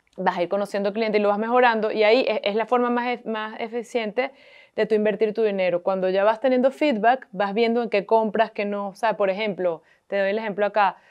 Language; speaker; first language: Spanish; native; Spanish